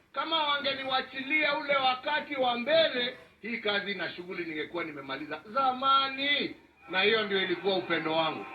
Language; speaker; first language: Swahili; non-native, local second language; Kikuyu